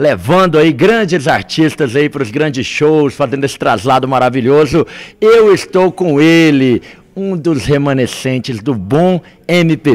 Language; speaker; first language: Portuguese; native; Portuguese